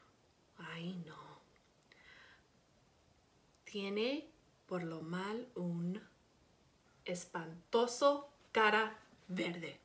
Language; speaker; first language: Spanish; non-native, learner; English